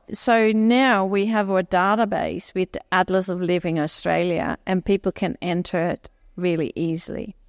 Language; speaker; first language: English; non-native, fluent; Dutch